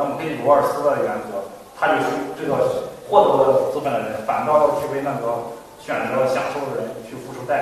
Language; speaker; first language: Chinese; native; Chinese